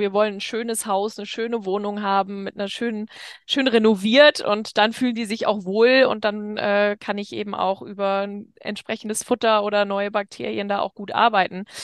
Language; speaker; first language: German; native; German